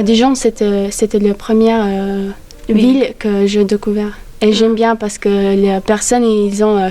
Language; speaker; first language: French; non-native, learner; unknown